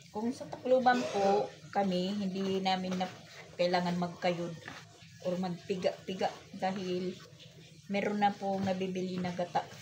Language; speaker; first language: Filipino; non-native, local second language; Waray